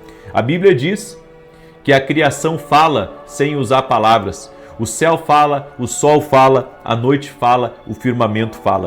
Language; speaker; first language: Portuguese; native; Portuguese